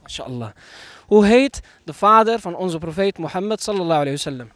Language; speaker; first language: Dutch; native; Dutch